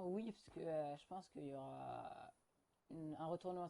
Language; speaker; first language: French; native; French